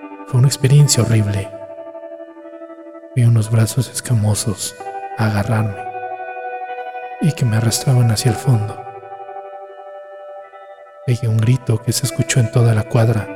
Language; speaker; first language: Spanish; native; Spanish